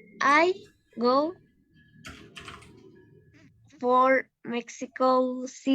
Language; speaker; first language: English; non-native, learner; Spanish